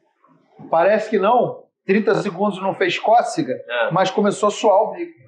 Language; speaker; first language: Portuguese; native; Portuguese